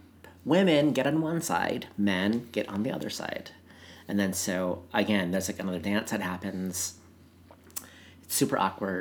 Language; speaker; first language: English; native; English